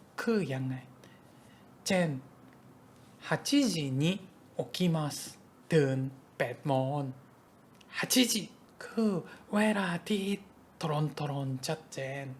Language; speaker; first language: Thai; non-native, fluent; Japanese